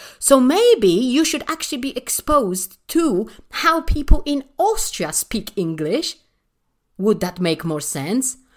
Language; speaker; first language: English; non-native, fluent; Polish